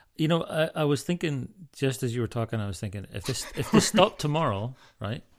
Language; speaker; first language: English; native; English